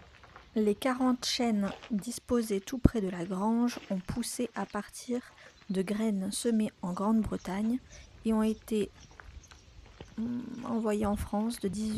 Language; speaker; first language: French; native; French